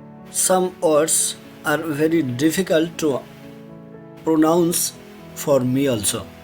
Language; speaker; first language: English; non-native, fluent; Bangla